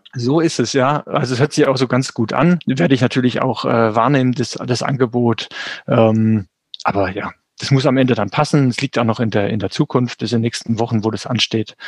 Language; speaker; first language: German; native; German